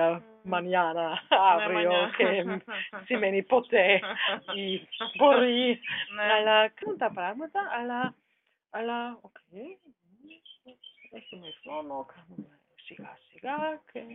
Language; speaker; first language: Greek; non-native, learner; German